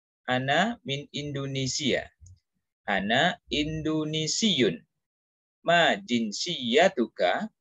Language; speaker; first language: Arabic; non-native, fluent; Indonesian